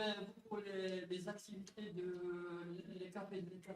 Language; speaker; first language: French; non-native, local second language; Arabic